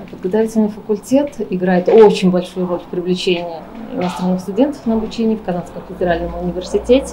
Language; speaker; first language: Russian; native; Russian